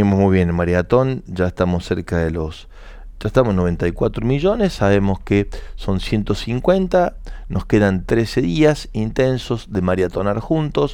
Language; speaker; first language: Spanish; native; Spanish